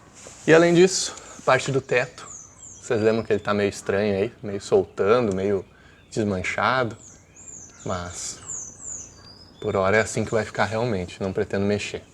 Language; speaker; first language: Portuguese; native; Portuguese